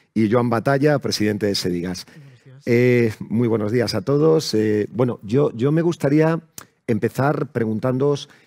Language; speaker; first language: Spanish; native; Spanish